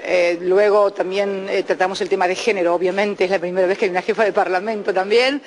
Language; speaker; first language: Spanish; native; Spanish